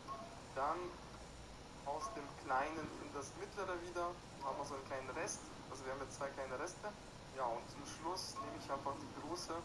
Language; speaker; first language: German; native; German